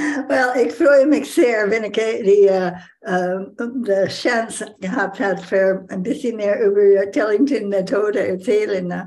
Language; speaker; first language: German; non-native, learner; English